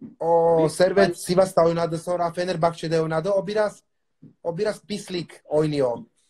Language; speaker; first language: Turkish; non-native, learner; Slovak